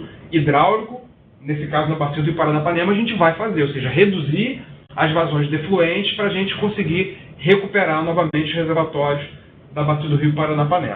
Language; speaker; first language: Portuguese; native; Portuguese